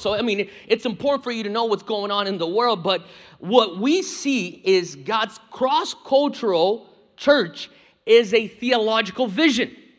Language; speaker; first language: English; non-native, fluent; Portuguese